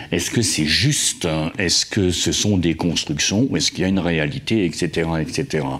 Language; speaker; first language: French; native; French